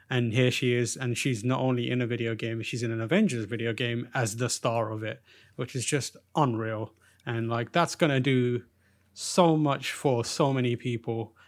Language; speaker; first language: English; early bilingual, other home language; Urdu